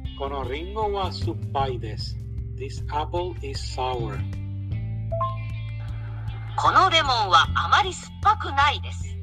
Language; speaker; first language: Japanese; non-native, learner; English